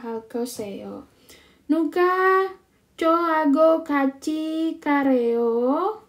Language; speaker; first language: Korean; non-native, fluent; Indonesian